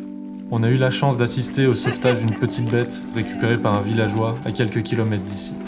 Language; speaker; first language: French; native; French